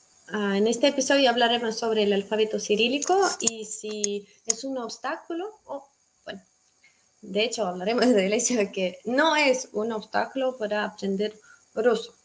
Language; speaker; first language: Spanish; non-native, fluent; Russian